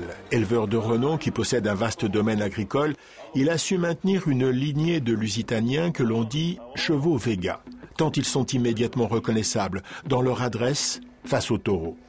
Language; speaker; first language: French; native; French